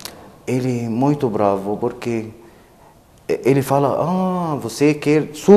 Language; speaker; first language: Portuguese; non-native, learner; Arabic